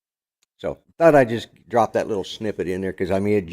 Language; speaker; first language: English; native; English